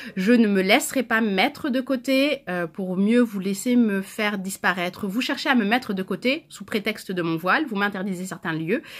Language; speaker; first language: French; native; French